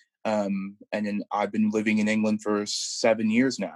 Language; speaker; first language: English; native; English